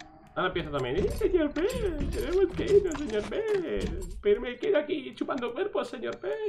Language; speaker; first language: Spanish; native; Spanish